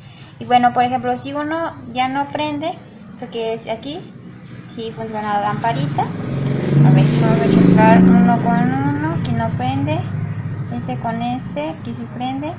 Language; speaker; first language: Spanish; native; Spanish